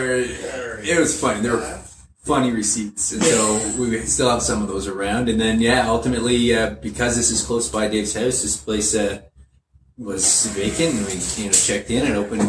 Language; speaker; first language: English; native; English